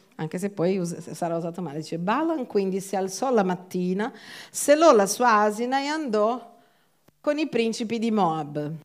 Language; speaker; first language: Italian; non-native, fluent; Portuguese